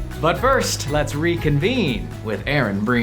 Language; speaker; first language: English; native; English